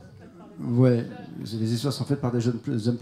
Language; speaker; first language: French; native; French